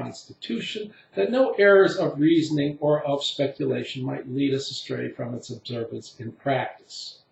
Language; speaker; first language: English; native; English